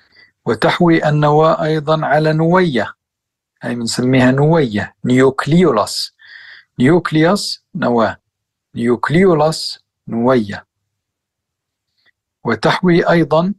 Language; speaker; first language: Arabic; native; Arabic